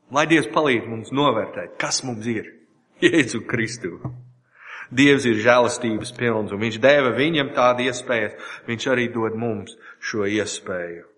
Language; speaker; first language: Latvian; non-native, learner; English